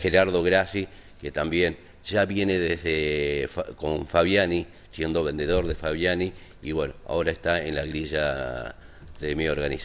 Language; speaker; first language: Spanish; native; Spanish